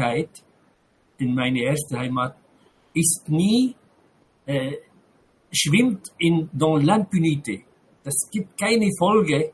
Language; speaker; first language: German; non-native, fluent; Arabic